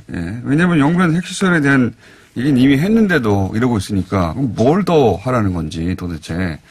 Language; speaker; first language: Korean; native; Korean